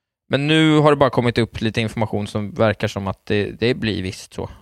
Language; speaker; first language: Swedish; native; Swedish